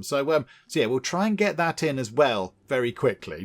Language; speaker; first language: English; native; English